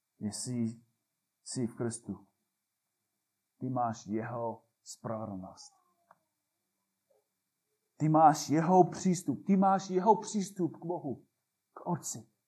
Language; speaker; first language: Czech; non-native, fluent; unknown